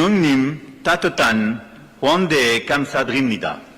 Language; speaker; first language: Korean; non-native, fluent; French